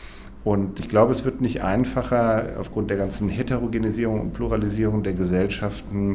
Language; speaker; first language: German; native; German